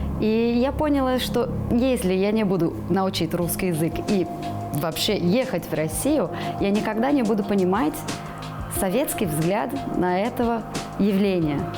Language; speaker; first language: Russian; non-native, fluent; Portuguese